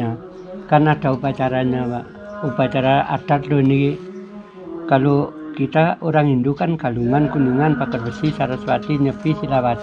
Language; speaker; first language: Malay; non-native, local second language; Javanese